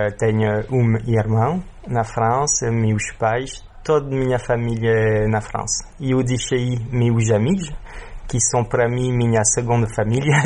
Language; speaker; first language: Portuguese; early bilingual, heritage; French